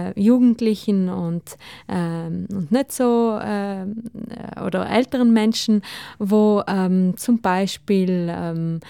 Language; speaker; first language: German; non-native, local second language; Ladin